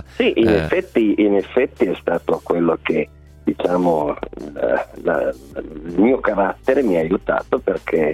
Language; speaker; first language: Italian; native; Italian